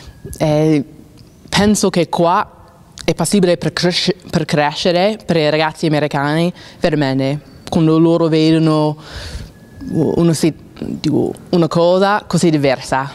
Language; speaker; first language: Italian; non-native, learner; English